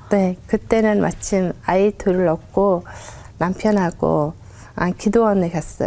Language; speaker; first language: Korean; non-native, fluent; Mongolian